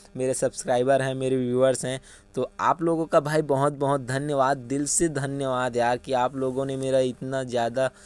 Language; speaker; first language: Hindi; native; Hindi